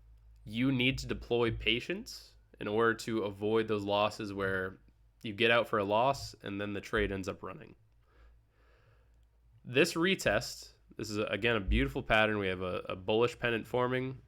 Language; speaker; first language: English; native; English